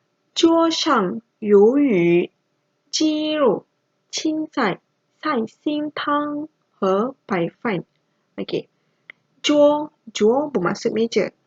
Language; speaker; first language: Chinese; non-native, local second language; Malay